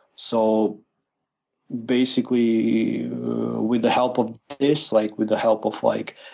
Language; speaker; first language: English; non-native, fluent; Croatian